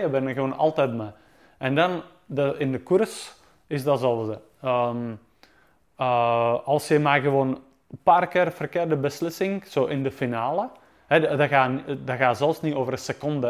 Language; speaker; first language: Dutch; non-native, fluent; Czech